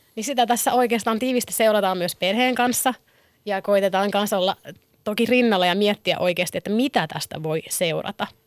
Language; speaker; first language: Finnish; early bilingual, other home language; Kurdish